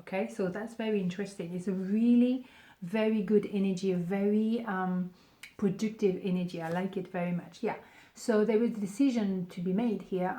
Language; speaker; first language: English; non-native, fluent; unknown